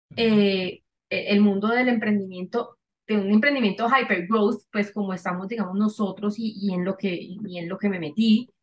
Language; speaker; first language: Spanish; native; Spanish